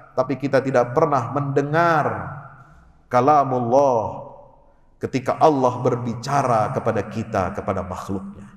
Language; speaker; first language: Malay; native; Malay